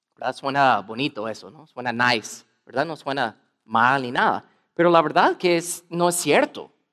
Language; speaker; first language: Spanish; non-native, fluent; English